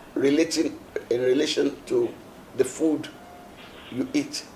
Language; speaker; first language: English; non-native, local second language; Yoruba